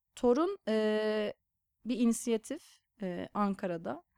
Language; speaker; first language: Turkish; native; Turkish